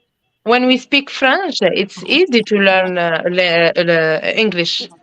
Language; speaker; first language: English; non-native, learner; French